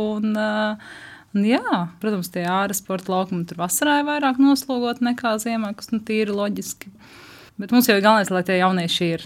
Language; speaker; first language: Latvian; native; Latvian